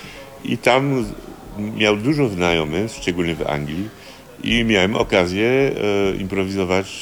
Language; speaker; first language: Polish; early bilingual, heritage; Polish